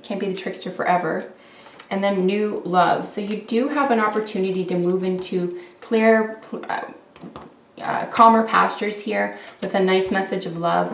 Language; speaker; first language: English; native; English